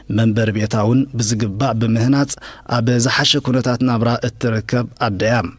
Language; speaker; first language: Tigrinya; native; Tigrinya